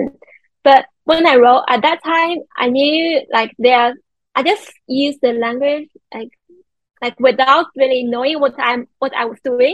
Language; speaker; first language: English; non-native, fluent; Chinese